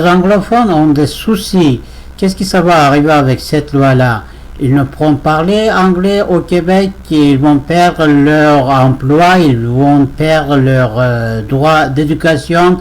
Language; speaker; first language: French; non-native, fluent; Turkish